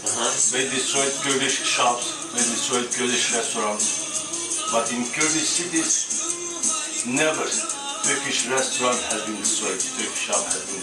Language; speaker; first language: English; non-native, fluent; Kurdish